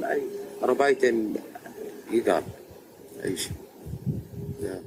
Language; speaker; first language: German; non-native, learner; Arabic